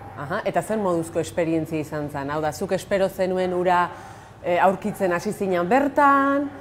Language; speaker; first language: Basque; native; Basque